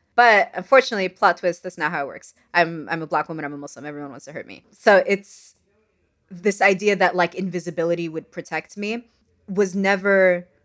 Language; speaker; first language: English; non-native, fluent; Arabic